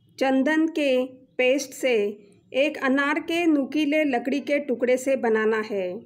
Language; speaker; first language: Hindi; non-native, local second language; Marathi